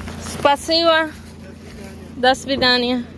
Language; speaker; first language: Russian; non-native, learner; Spanish